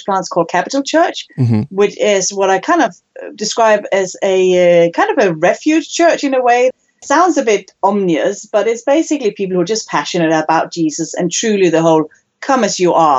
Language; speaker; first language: English; non-native, fluent; Danish